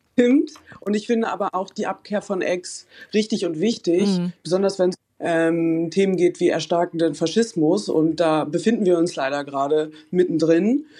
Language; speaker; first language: German; native; German